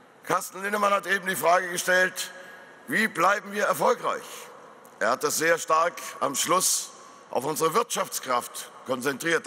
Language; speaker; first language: German; native; German